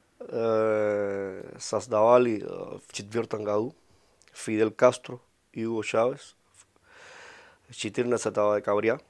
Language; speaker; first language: Russian; non-native, fluent; Spanish